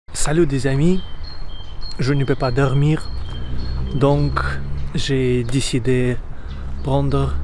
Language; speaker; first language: French; non-native, learner; Russian